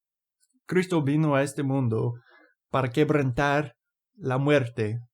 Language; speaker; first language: Spanish; non-native, fluent; English